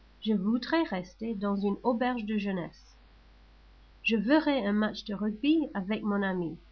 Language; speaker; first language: French; non-native, learner; English